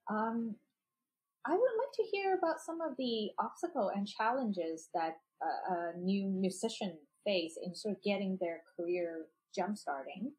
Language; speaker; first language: English; non-native, local second language; Cantonese